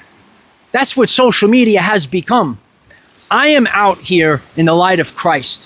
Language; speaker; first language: English; native; English